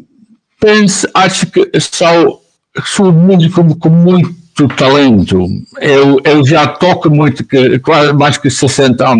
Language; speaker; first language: Portuguese; non-native, learner; Dutch